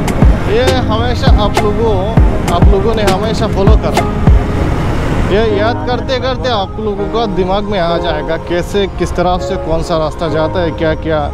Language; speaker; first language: Hindi; native; Hindi